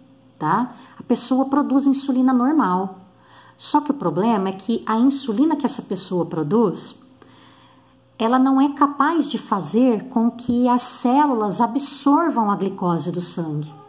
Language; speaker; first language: Portuguese; native; Portuguese